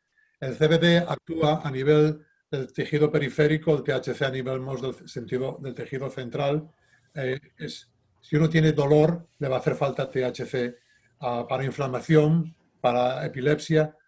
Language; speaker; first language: Spanish; native; Spanish